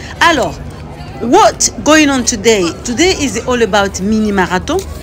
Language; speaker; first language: English; non-native, fluent; Lingala